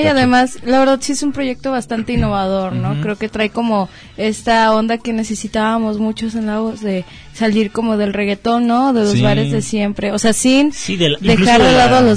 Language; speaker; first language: Spanish; native; Spanish